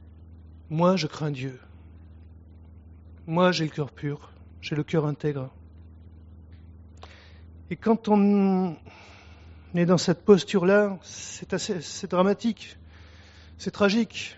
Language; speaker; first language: French; native; French